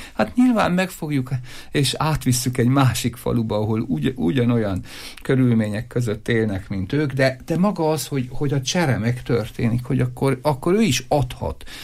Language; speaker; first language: Hungarian; native; Hungarian